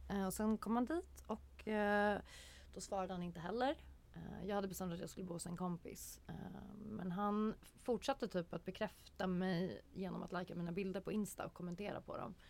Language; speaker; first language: Swedish; native; Swedish